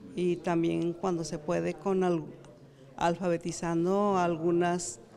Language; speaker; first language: Spanish; native; Spanish